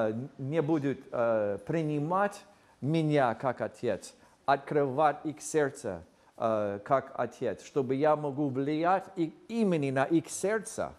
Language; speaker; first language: Russian; non-native, fluent; English